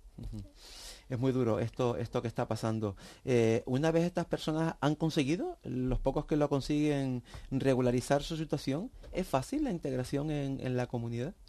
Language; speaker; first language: Spanish; native; Spanish